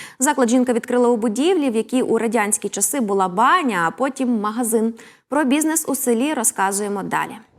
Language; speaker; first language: Ukrainian; native; Ukrainian